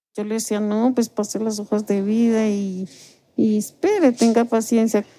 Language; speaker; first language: Spanish; native; Spanish